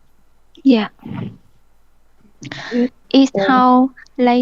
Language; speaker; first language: English; non-native, learner; Vietnamese